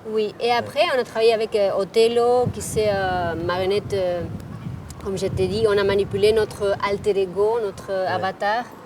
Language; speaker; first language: French; non-native, fluent; Spanish